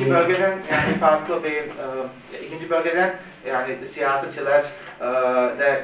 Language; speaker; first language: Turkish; non-native, fluent; Bosnian